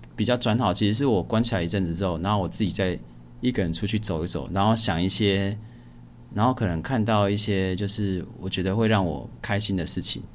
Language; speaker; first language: Chinese; native; Chinese